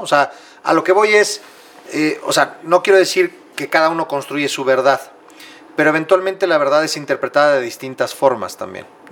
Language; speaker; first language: Spanish; native; Spanish